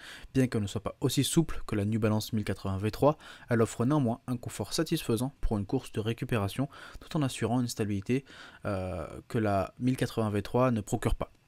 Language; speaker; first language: French; native; French